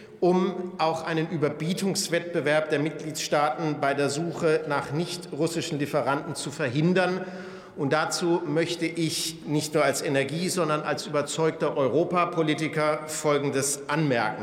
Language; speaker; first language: German; native; German